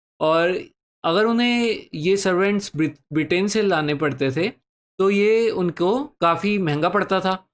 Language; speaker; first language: Hindi; native; Hindi